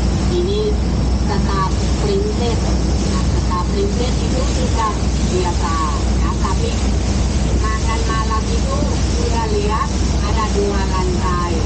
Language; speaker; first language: Indonesian; non-native, fluent; Thai